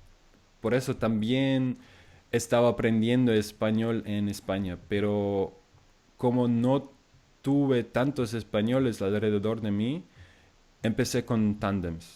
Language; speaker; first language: Spanish; non-native, fluent; German